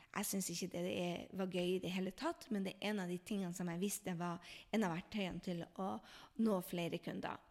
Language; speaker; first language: Norwegian; native; Norwegian